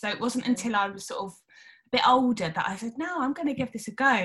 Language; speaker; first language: English; native; English